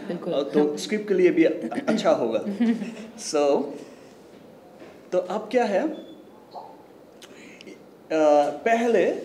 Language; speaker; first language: Hindi; non-native, learner; Bangla